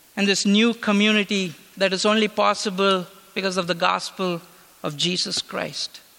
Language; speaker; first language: English; non-native, local second language; Tamil